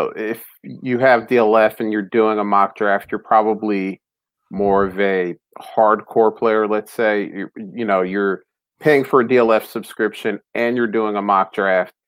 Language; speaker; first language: English; native; English